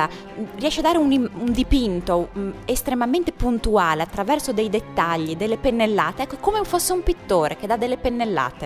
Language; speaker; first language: Italian; native; Italian